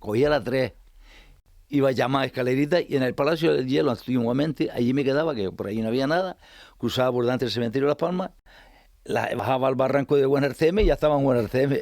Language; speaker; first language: Spanish; native; Spanish